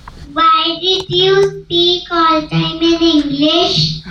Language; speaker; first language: English; non-native, learner; Hindi